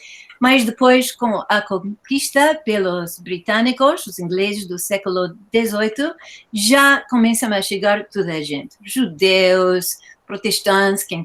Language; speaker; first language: Portuguese; non-native, fluent; English